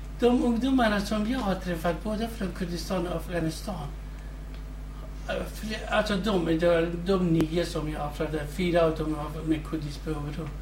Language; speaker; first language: Swedish; non-native, fluent; Kurdish